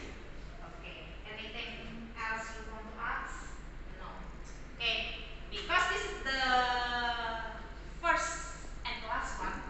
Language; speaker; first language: English; non-native, learner; Indonesian